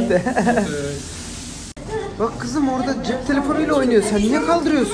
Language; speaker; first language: Turkish; native; Turkish